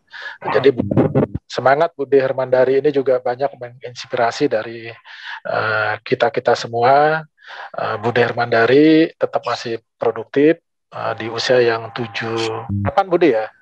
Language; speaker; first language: Indonesian; native; Indonesian